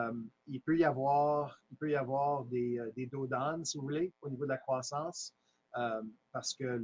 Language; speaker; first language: French; native; French